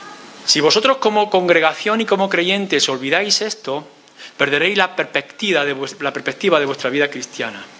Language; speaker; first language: Spanish; native; Spanish